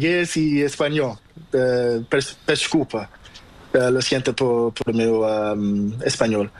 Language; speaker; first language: Spanish; non-native, learner; Portuguese